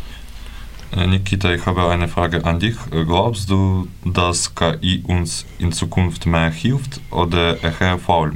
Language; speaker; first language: German; non-native, learner; Ukrainian